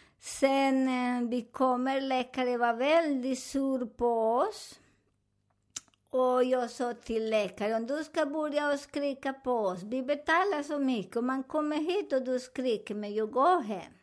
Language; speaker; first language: Swedish; non-native, learner; Spanish